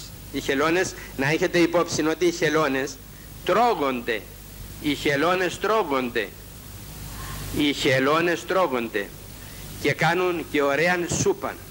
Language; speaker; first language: Greek; native; Greek